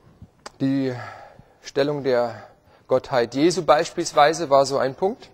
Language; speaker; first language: German; native; German